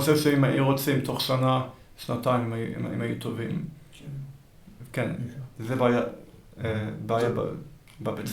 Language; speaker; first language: Hebrew; early bilingual, heritage; Hebrew